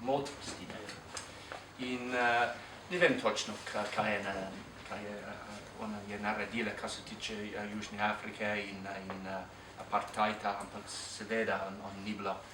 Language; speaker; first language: Slovenian; non-native, fluent; English